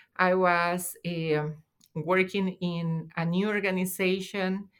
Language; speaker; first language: English; non-native, fluent; Spanish